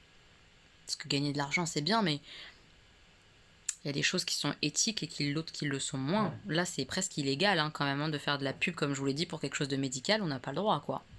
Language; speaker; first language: French; native; French